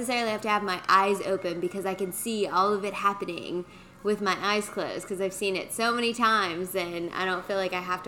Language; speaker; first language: English; native; English